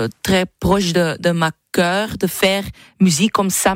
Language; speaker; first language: French; non-native, local second language; Dutch